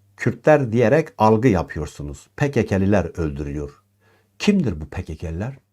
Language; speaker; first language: Turkish; non-native, local second language; Kurdish